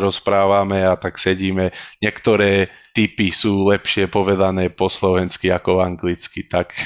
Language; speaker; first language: Slovak; early bilingual, heritage; Slovak